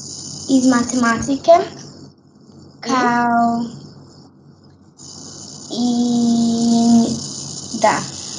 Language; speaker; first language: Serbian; early bilingual, heritage; Serbian